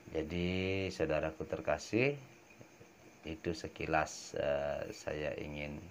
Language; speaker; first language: Indonesian; native; Indonesian